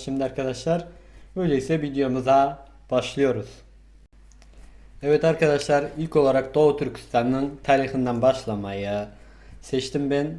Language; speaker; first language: Turkish; non-native, fluent; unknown